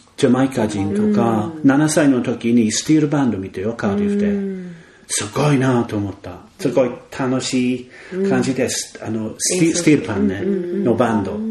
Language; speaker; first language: Japanese; non-native, fluent; English